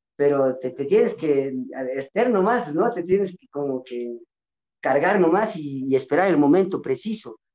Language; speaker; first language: Spanish; non-native, local second language; Quechua